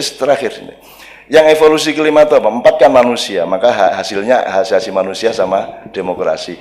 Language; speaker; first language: Indonesian; non-native, local second language; Javanese